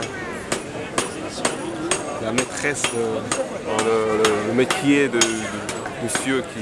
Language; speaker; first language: French; non-native, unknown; Slovak